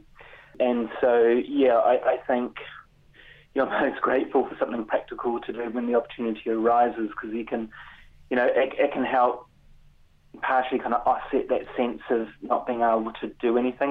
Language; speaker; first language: English; native; English